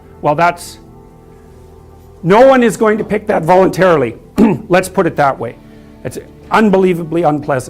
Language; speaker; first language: English; native; English